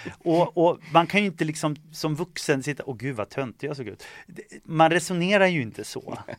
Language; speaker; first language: Swedish; early bilingual, other home language; Estonian